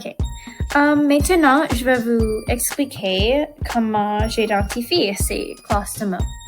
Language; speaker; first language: French; non-native, learner; English